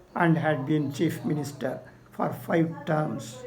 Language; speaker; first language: English; non-native, local second language; Urdu